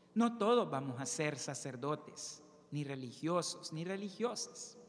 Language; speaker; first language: Spanish; native; Spanish